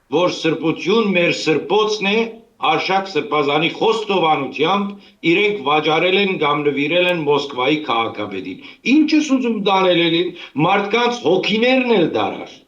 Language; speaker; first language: Armenian; early bilingual, heritage; Armenian